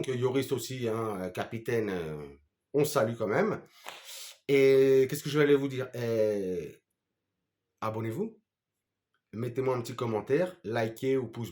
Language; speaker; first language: French; native; French